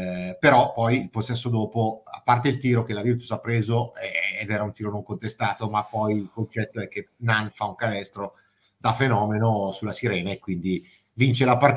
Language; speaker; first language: Italian; native; Italian